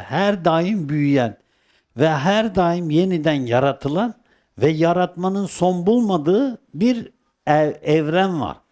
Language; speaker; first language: Turkish; native; Turkish